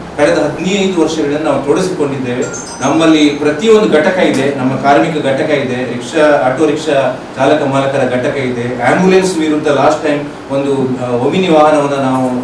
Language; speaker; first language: Kannada; non-native, local second language; Tulu